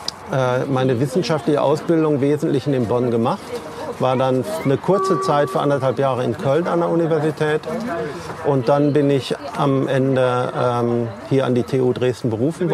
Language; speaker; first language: German; native; German